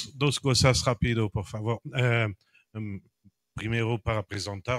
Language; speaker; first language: Spanish; non-native, learner; French